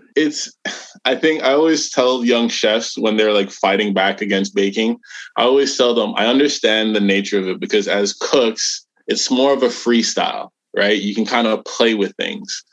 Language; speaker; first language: English; native; English